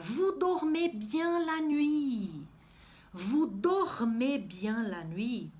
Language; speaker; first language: French; non-native, fluent; Portuguese